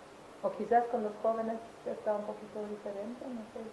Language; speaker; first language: Spanish; non-native, fluent; German